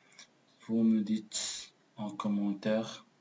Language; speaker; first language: French; non-native, local second language; Arabic